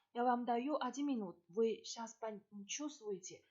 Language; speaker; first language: Russian; non-native, learner; Chinese